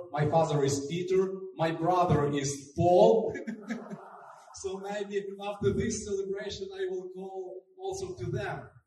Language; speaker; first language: English; non-native, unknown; Ukrainian